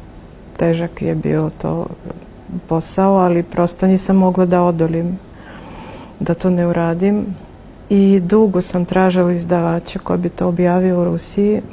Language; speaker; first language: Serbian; non-native, fluent; Russian